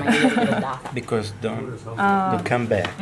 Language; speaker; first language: English; non-native, learner; Italian